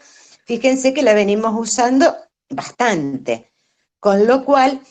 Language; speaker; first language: Spanish; native; Spanish